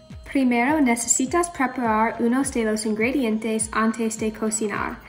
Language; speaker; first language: Spanish; non-native, learner; English